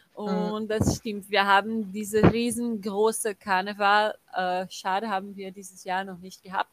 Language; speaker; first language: German; non-native, fluent; Portuguese